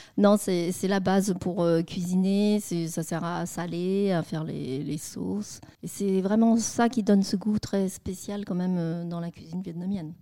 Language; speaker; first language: French; non-native, fluent; Vietnamese